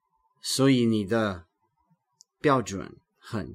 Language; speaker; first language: Chinese; non-native, learner; English